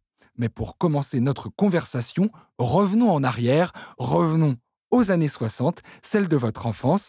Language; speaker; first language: French; native; French